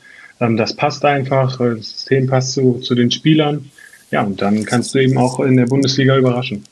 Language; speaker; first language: German; native; German